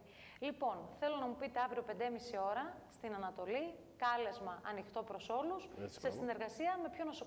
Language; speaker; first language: Greek; native; Greek